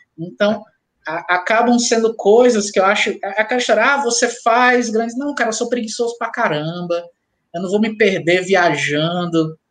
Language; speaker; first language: Portuguese; native; Portuguese